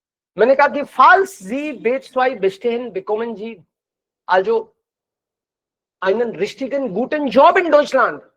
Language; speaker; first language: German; non-native, fluent; Hindi